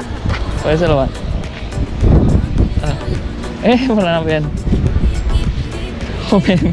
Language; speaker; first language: Chinese; non-native, learner; Indonesian